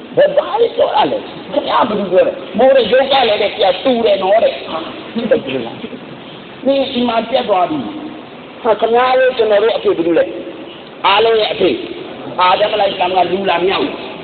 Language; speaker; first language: Burmese; non-native, local second language; Rohingya